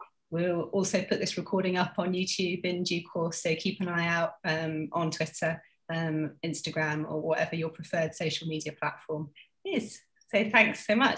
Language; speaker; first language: English; native; English